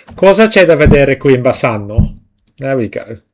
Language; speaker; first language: Italian; non-native, learner; English